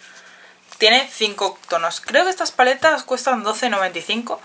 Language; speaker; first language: Spanish; native; Spanish